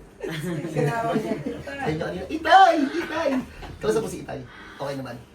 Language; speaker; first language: Filipino; native; Filipino